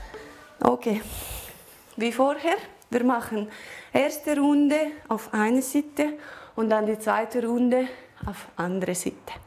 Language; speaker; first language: German; non-native, learner; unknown